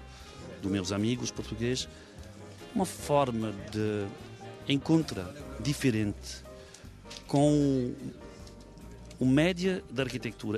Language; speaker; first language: Portuguese; non-native, fluent; French